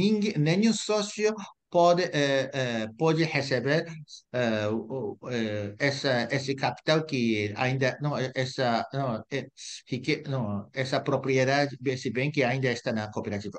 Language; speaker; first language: Portuguese; non-native, fluent; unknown